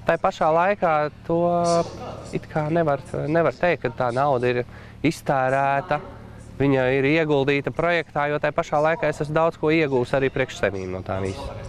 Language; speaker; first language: Latvian; native; Latvian